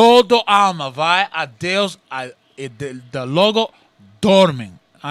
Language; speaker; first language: Portuguese; non-native, learner; Spanish